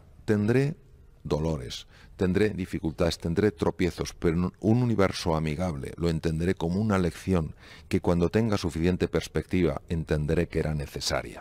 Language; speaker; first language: Spanish; native; Spanish